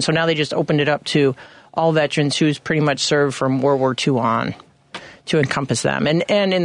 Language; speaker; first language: English; native; English